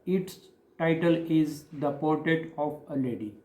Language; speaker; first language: English; non-native, local second language; Hindi